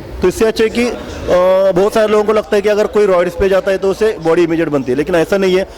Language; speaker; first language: Hindi; non-native, local second language; Marathi